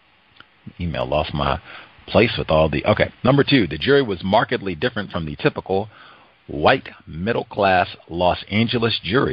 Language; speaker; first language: English; native; English